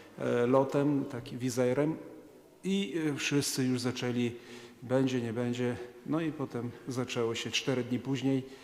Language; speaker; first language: Polish; non-native, fluent; Ukrainian